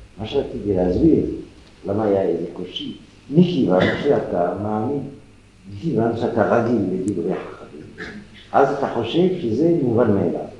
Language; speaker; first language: Hebrew; non-native, fluent; French